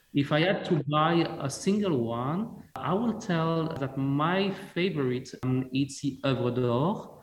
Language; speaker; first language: English; non-native, fluent; French